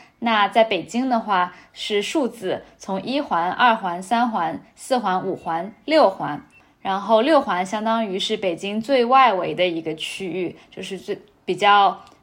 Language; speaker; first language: Chinese; native; Chinese